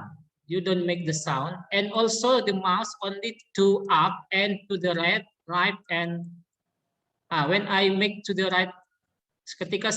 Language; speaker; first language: English; non-native, learner; Indonesian